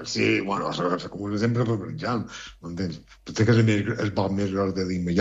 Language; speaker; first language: Catalan; native; Catalan